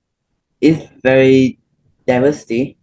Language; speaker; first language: English; non-native, learner; Vietnamese